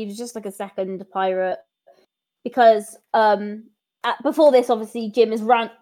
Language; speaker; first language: English; native; English